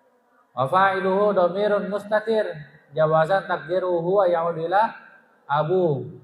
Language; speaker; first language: Arabic; non-native, fluent; Indonesian